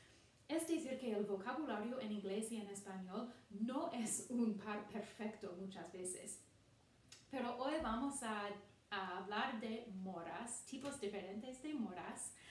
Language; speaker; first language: Spanish; non-native, fluent; English